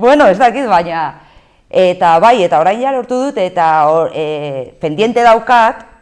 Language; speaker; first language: Basque; non-native, local second language; Spanish